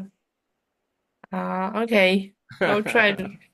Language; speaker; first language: English; non-native, fluent; Russian